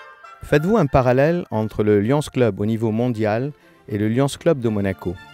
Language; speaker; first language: French; native; French